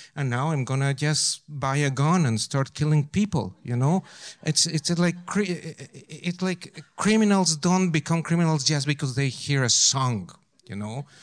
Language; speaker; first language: English; non-native, fluent; Spanish